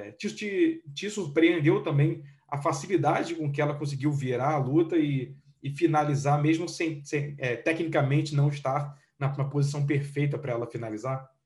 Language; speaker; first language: Portuguese; native; Portuguese